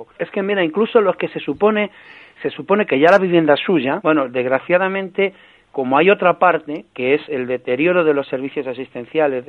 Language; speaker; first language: Spanish; native; Spanish